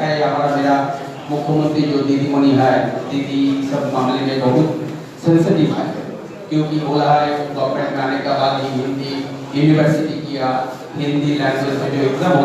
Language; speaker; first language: Hindi; non-native, local second language; Bangla